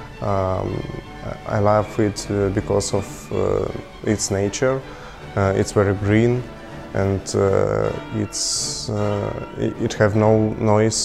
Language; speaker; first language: English; non-native, learner; Russian